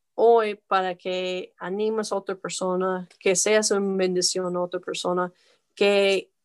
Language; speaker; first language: Spanish; non-native, fluent; English